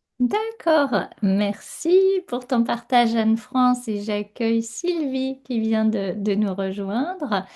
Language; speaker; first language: French; native; French